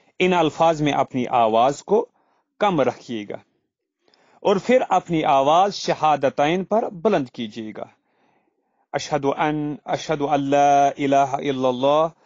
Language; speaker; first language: Urdu; non-native, local second language; Kashmiri